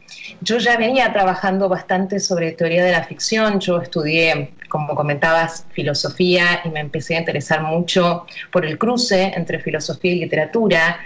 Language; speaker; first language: Spanish; native; Spanish